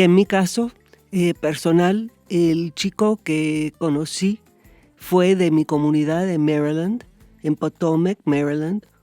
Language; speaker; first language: Spanish; non-native, fluent; English